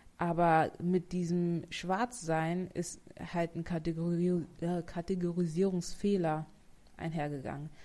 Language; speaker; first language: German; native; German